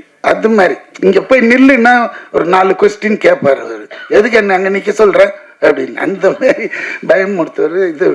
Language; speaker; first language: Tamil; native; Tamil